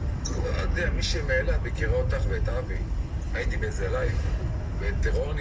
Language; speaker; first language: Hebrew; native; Hebrew